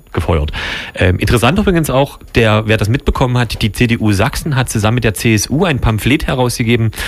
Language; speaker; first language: German; native; German